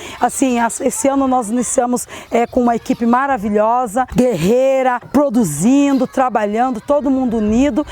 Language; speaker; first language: Portuguese; native; Portuguese